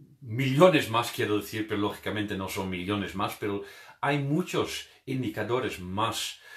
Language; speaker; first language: Spanish; non-native, fluent; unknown